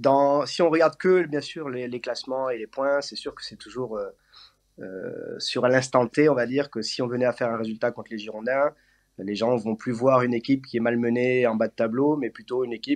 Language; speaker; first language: French; native; French